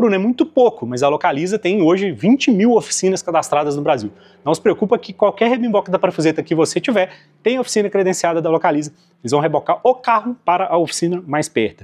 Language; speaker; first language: Portuguese; native; Portuguese